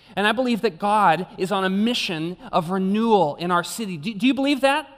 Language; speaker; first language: English; native; English